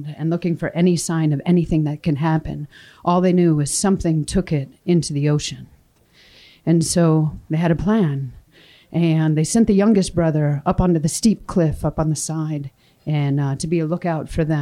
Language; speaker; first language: English; native; English